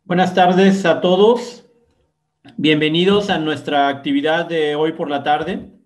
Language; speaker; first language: Spanish; native; Spanish